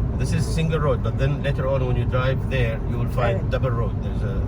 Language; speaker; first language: English; non-native, fluent; Arabic